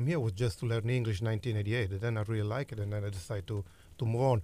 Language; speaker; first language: English; non-native, fluent; Italian